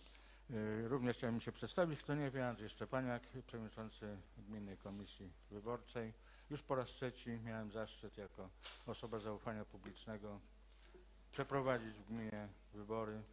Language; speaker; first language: Polish; native; Polish